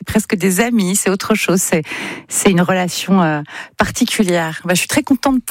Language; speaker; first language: French; native; French